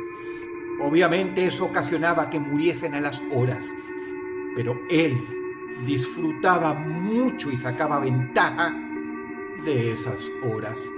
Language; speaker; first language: Spanish; native; Spanish